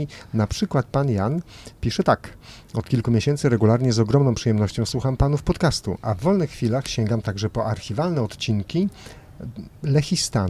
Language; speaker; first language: Polish; native; Polish